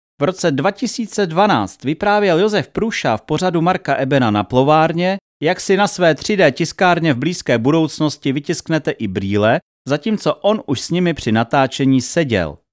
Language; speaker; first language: Czech; native; Czech